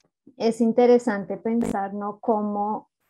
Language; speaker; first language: Spanish; native; Spanish